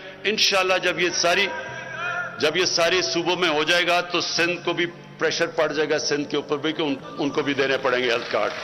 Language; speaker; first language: Urdu; native; Urdu